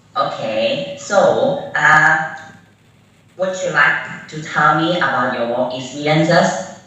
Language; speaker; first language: English; non-native, learner; Burmese